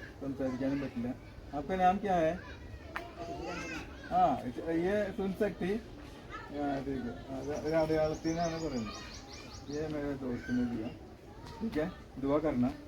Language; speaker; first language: Hindi; non-native, local second language; Malayalam